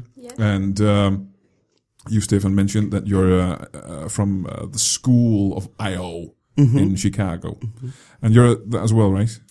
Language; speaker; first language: English; non-native, fluent; Danish